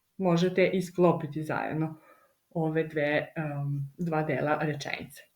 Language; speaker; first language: Bosnian; early bilingual, heritage; Italian